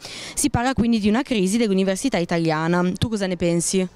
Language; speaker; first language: Italian; native; Italian